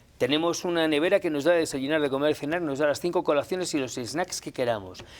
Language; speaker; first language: Spanish; native; Spanish